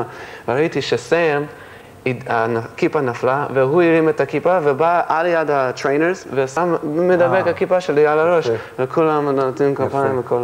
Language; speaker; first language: Hebrew; early bilingual, heritage; English